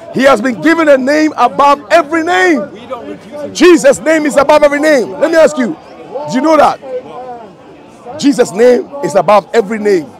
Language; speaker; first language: English; non-native, local second language; Ga